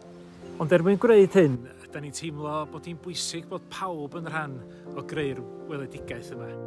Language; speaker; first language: Welsh; native; Welsh